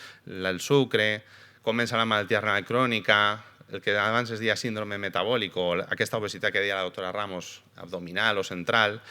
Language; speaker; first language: Catalan; native; Catalan